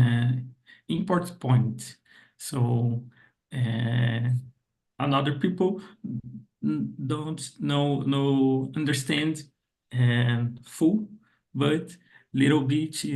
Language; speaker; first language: English; non-native, learner; Portuguese